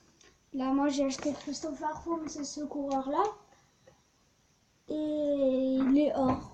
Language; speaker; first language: French; native; French